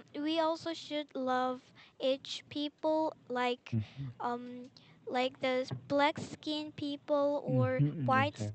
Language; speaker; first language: English; non-native, learner; Korean